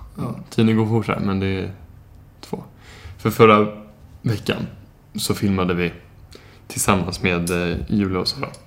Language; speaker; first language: Swedish; native; Swedish